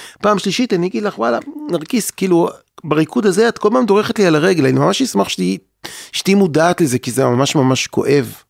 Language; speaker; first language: Hebrew; native; Hebrew